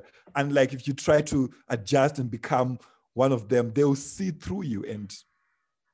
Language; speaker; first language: English; non-native, local second language; Shona